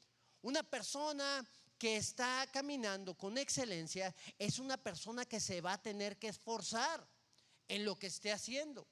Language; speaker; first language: Spanish; native; Spanish